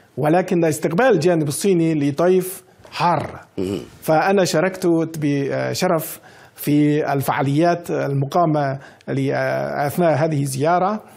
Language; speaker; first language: Arabic; non-native, fluent; Chinese